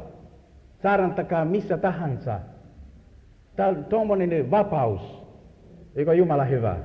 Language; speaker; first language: Finnish; non-native, learner; Swahili